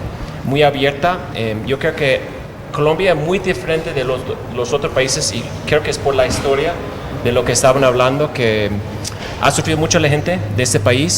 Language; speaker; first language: Spanish; non-native, fluent; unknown